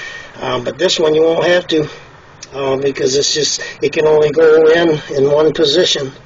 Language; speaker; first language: English; native; English